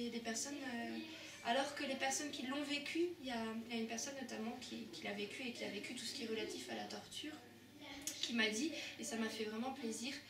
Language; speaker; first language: French; native; French